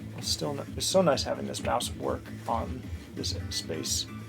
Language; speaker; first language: English; native; English